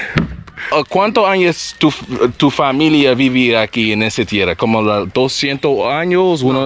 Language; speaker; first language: Spanish; non-native, learner; English